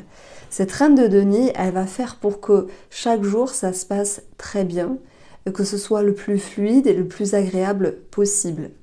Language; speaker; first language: French; native; French